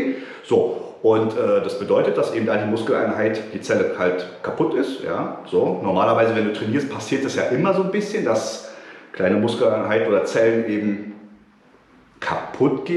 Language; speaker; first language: German; native; German